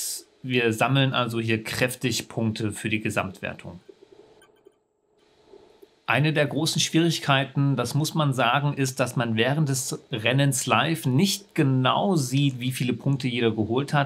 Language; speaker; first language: German; native; German